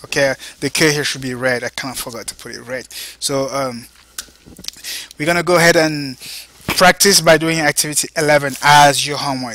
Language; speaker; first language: English; non-native, fluent; French